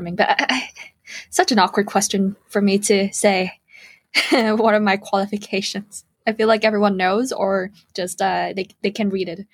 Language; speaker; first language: English; early bilingual, other home language; Cantonese